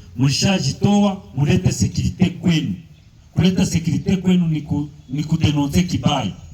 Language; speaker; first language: Swahili; native; Swahili